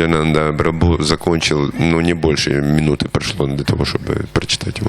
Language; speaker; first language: Russian; native; Russian